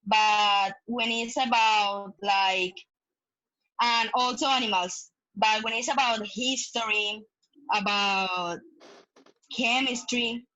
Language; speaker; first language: English; non-native, learner; Spanish